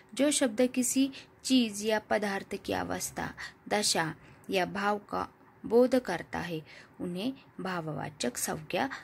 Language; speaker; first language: Hindi; non-native, local second language; Marathi